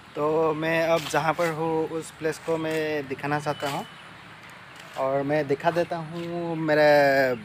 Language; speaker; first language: Hindi; non-native, local second language; Assamese